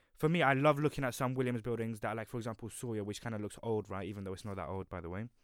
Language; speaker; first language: English; native; English